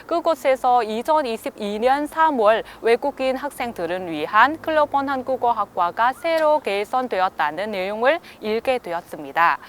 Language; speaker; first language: Korean; non-native, fluent; Vietnamese